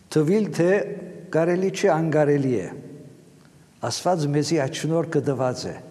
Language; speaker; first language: Armenian; native; Armenian